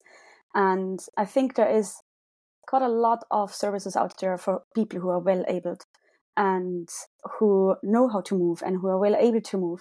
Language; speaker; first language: English; non-native, fluent; German